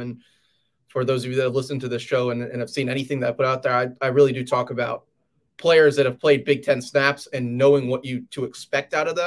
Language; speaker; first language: English; native; English